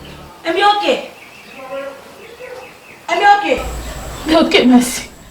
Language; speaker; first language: Portuguese; non-native, learner; Haitian Creole